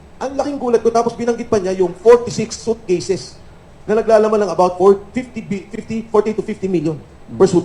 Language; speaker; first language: Filipino; native; Filipino